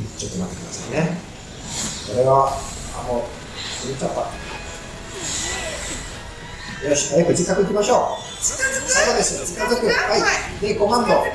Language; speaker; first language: Japanese; non-native, learner; Italian